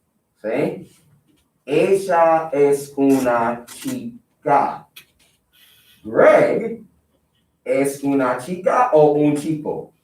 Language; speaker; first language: Spanish; non-native, fluent; English